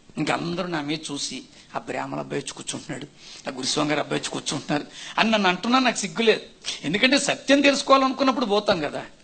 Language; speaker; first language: Telugu; non-native, local second language; Tamil